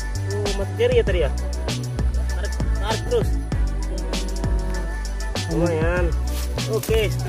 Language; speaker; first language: Indonesian; native; Indonesian